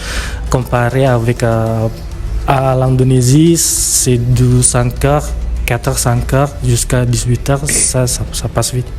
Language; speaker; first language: French; non-native, fluent; Indonesian